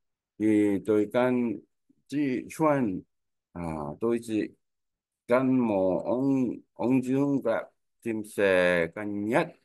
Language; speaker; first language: Vietnamese; non-native, learner; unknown